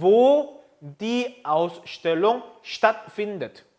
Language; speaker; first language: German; non-native, fluent; Korean